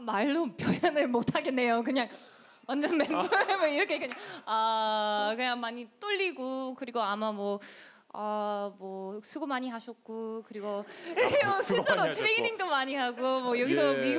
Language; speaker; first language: Korean; non-native, learner; English